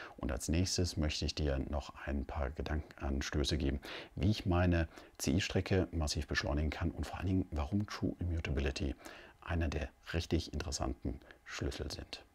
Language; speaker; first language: German; native; German